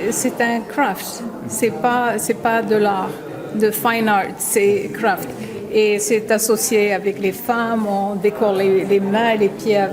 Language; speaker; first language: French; non-native, local second language; Arabic